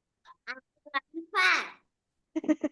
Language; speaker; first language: English; non-native, learner; Vietnamese